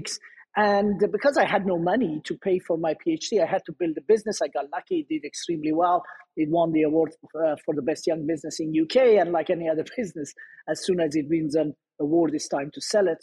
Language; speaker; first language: English; non-native, fluent; Persian